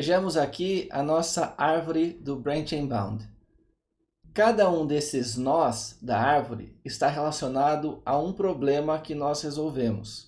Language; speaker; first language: Portuguese; native; Portuguese